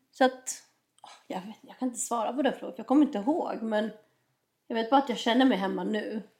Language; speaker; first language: Swedish; native; Swedish